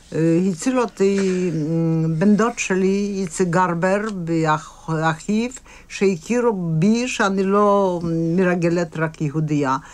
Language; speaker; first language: Hebrew; non-native, fluent; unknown